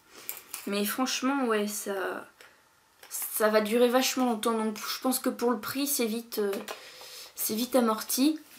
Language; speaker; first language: French; native; French